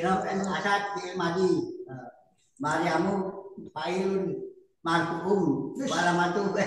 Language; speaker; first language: Arabic; non-native, learner; Indonesian